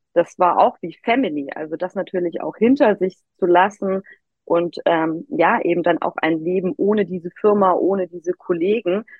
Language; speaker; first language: German; native; German